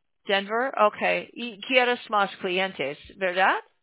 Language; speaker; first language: Spanish; non-native, learner; English